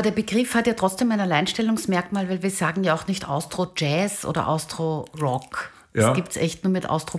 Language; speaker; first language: German; native; German